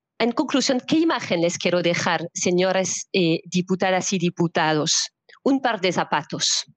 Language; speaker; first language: Spanish; non-native, fluent; French